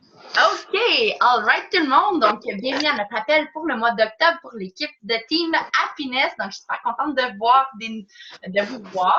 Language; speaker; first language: French; native; French